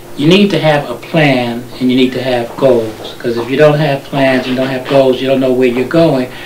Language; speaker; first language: English; native; English